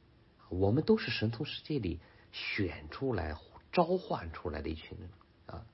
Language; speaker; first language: Chinese; native; Chinese